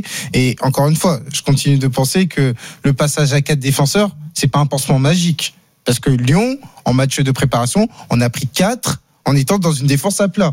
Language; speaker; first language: French; native; French